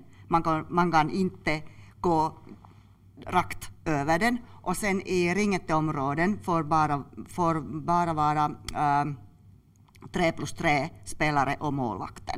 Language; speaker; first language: Swedish; non-native, local second language; Finnish